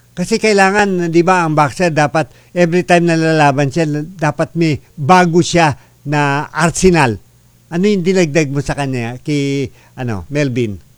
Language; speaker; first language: Filipino; native; Filipino